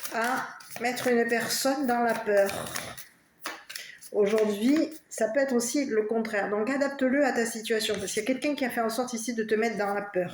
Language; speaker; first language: French; native; French